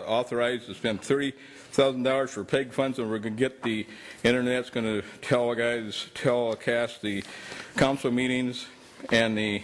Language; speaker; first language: English; native; English